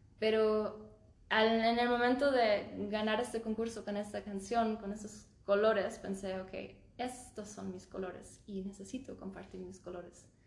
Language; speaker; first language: Spanish; early bilingual, heritage; Spanish